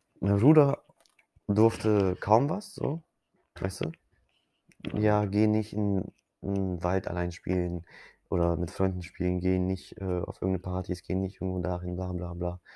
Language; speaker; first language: German; early bilingual, other home language; Polish